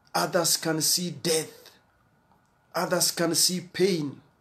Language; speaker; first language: English; non-native, local second language; Swahili